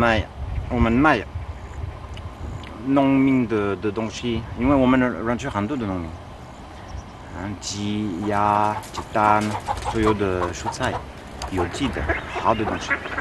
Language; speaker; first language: Chinese; non-native, learner; French